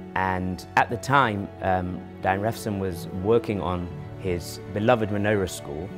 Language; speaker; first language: English; native; English